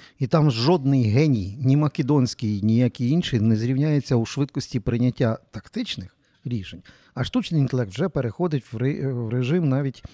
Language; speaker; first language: Ukrainian; native; Ukrainian